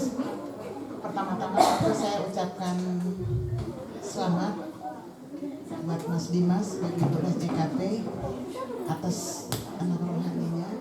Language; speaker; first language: Indonesian; native; Indonesian